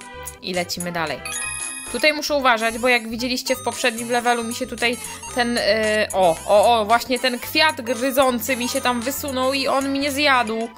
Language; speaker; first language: Polish; native; Polish